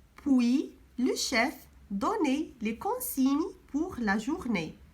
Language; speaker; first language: French; non-native, local second language; Arabic